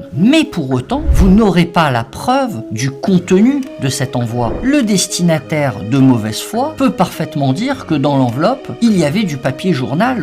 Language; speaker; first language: French; native; French